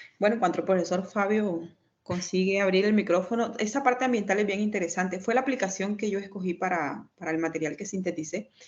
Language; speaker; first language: Spanish; native; Spanish